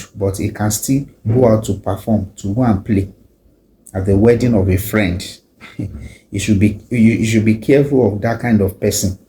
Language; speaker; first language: English; non-native, local second language; Yoruba